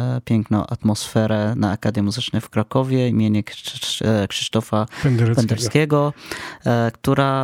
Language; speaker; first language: Polish; non-native, fluent; Arabic